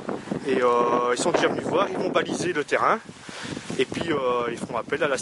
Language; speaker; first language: French; native; French